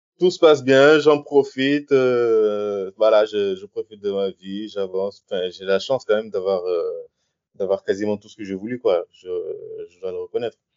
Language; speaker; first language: French; non-native, local second language; Wolof